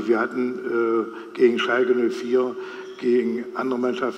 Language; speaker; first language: German; native; German